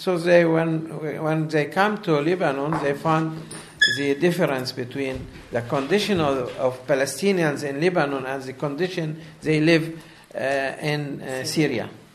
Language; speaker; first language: English; non-native, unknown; Arabic